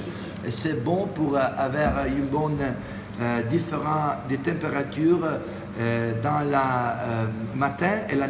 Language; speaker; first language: French; non-native, learner; Italian